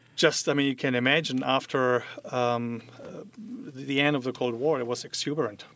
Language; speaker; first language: English; non-native, fluent; German